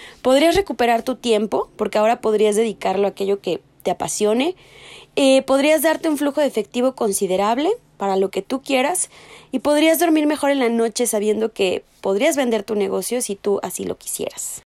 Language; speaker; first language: Spanish; native; Spanish